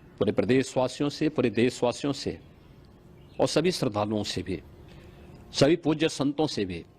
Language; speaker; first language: Hindi; native; Hindi